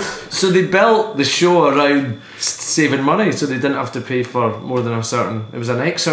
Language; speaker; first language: English; native; English